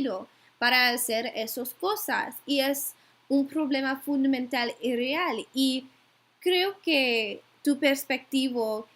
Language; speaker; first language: Spanish; non-native, learner; English